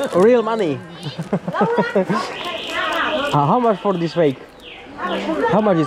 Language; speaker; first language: English; non-native, learner; Slovak